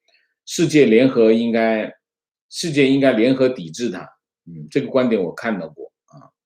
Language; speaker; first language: Chinese; native; Chinese